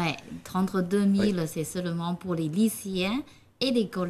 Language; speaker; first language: French; non-native, learner; Chinese